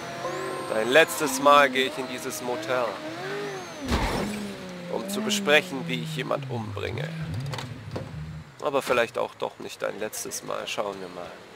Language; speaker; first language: German; native; German